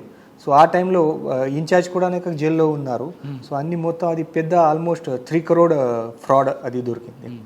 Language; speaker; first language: Telugu; non-native, fluent; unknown